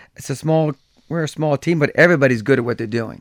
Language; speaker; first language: English; native; English